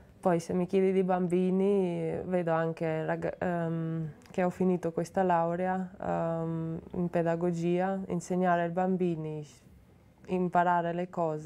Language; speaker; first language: Italian; non-native, learner; Slovenian